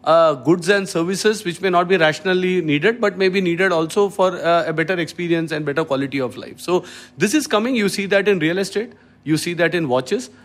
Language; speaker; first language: English; non-native, local second language; Malayalam